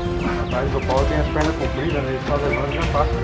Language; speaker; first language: Portuguese; non-native, fluent; German